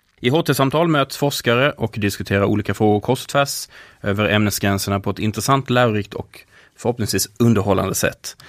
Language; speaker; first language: Swedish; native; Swedish